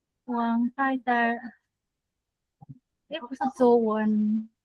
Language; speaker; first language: Chinese; non-native, learner; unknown